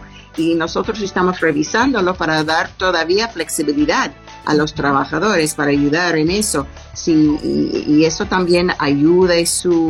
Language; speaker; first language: Spanish; non-native, fluent; English